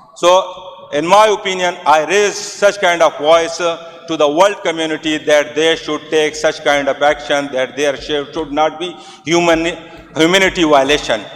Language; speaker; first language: English; non-native, local second language; Pashto